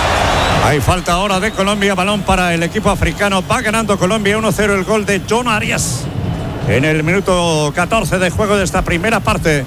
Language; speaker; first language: Spanish; native; Spanish